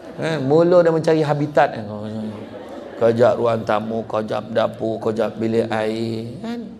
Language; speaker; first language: Malay; native; Malay